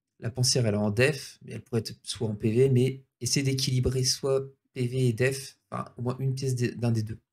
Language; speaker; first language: French; native; French